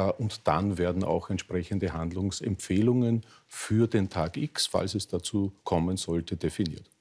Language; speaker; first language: German; native; German